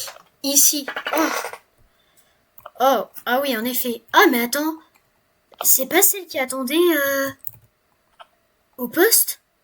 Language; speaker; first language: French; native; French